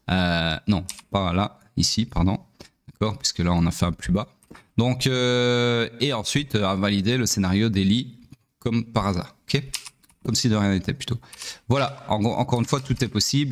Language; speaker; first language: French; native; French